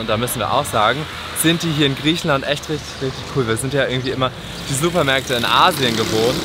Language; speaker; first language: German; native; German